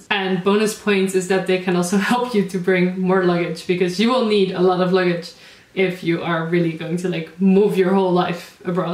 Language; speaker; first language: English; non-native, fluent; Dutch